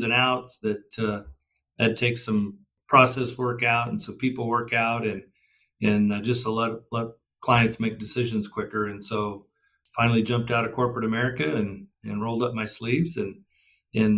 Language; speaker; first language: English; native; English